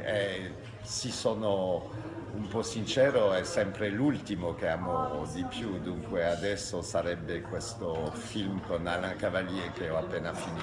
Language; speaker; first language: Italian; non-native, fluent; French